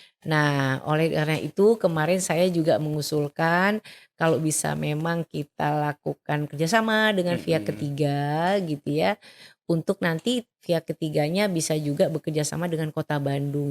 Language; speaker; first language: Indonesian; native; Indonesian